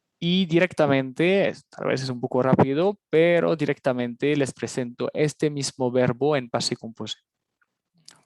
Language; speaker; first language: Spanish; non-native, fluent; French